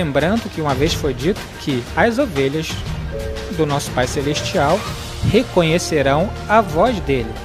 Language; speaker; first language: Portuguese; native; Portuguese